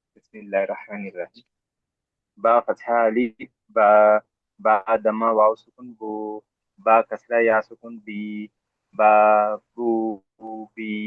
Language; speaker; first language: Arabic; non-native, learner; Telugu